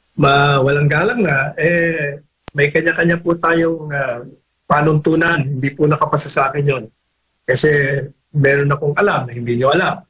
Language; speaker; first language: Filipino; native; Filipino